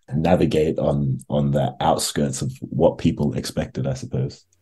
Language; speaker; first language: English; native; English